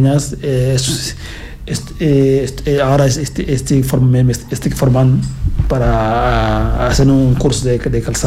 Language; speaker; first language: Catalan; non-native, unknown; Fula